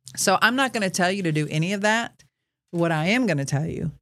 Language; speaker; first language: English; native; English